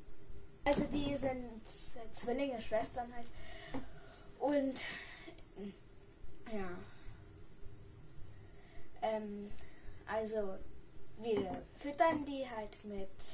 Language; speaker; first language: German; early bilingual, other home language; Russian